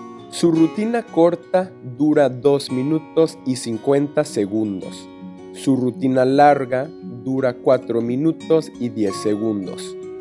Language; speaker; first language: Spanish; non-native, fluent; English